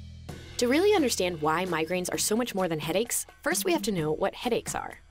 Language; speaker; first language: English; native; English